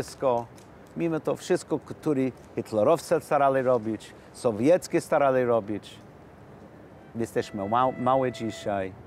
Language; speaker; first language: Polish; non-native, learner; English